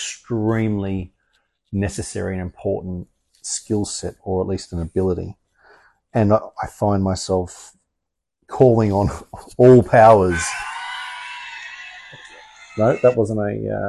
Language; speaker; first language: English; native; English